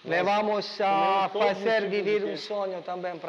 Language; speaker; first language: Portuguese; non-native, learner; Italian